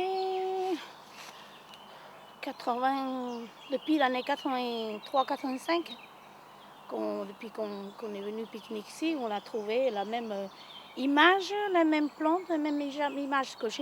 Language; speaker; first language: French; non-native, learner; Hmong